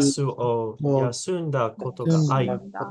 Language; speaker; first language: Japanese; non-native, learner; English